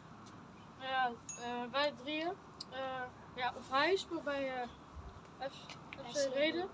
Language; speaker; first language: Dutch; early bilingual, other home language; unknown